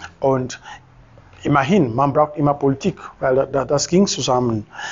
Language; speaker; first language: German; non-native, fluent; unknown